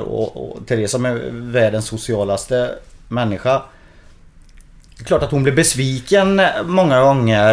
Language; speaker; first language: Swedish; native; Swedish